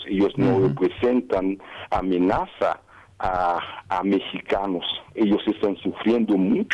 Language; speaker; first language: Spanish; non-native, fluent; Haitian Creole